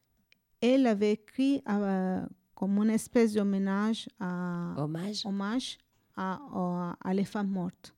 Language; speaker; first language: French; non-native, fluent; Spanish